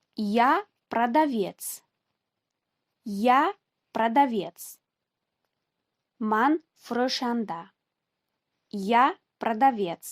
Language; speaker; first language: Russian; non-native, fluent; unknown